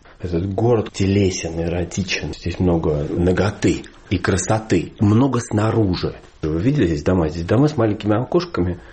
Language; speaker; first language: Russian; native; Russian